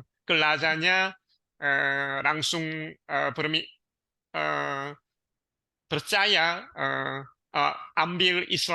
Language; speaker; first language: Indonesian; non-native, learner; Korean